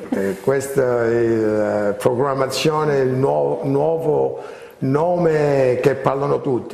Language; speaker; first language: Italian; early bilingual, heritage; Italian